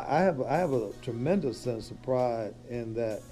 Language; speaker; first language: English; native; English